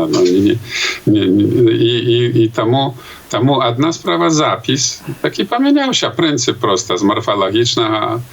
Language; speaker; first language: Polish; non-native, local second language; Belarusian